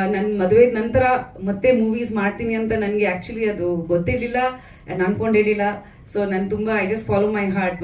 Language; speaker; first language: Kannada; non-native, fluent; Bangla